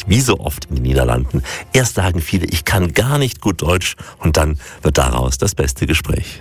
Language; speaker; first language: German; native; German